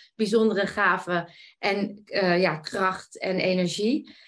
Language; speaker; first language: Dutch; native; Dutch